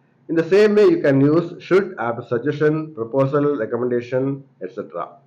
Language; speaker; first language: English; non-native, local second language; Tamil